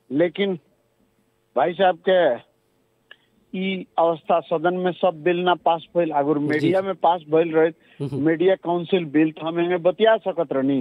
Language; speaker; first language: Bhojpuri; non-native, local second language; Maithili